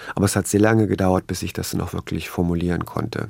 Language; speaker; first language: German; native; German